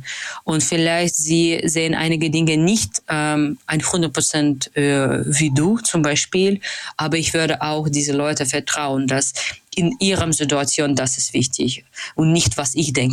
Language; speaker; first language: German; non-native, fluent; Russian